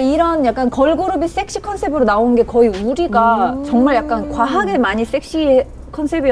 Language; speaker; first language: Korean; native; Korean